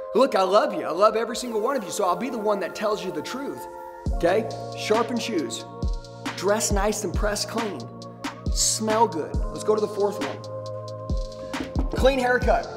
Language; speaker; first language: English; native; English